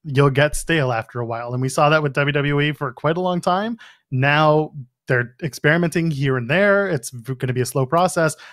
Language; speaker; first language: English; native; English